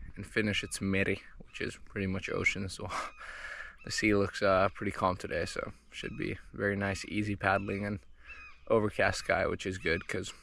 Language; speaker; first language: English; non-native, fluent; Finnish